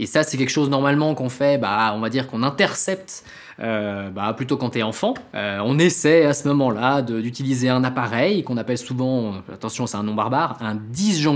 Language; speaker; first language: French; native; French